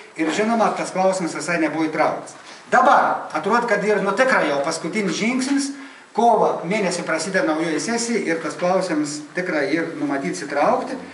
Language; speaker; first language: Lithuanian; native; Lithuanian